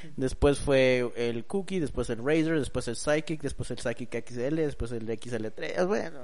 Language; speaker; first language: Spanish; early bilingual, heritage; Spanish